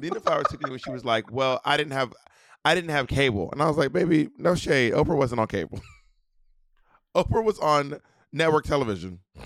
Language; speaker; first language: English; native; English